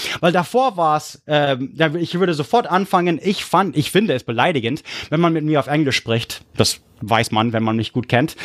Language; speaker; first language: German; early bilingual, other home language; English